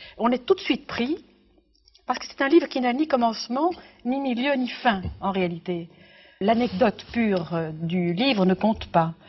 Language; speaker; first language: French; native; French